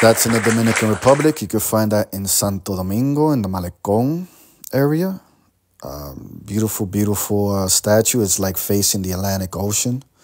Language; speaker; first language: English; early bilingual, other home language; Spanish